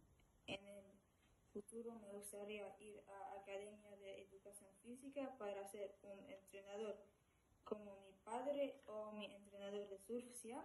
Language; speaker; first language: Spanish; early bilingual, other home language; Polish